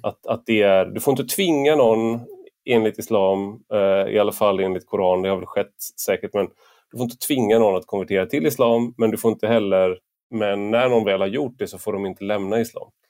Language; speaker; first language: Swedish; native; Swedish